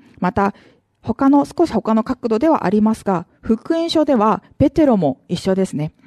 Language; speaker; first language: Japanese; non-native, fluent; Korean